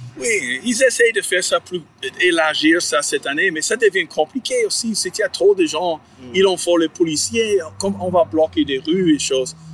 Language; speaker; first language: French; non-native, fluent; English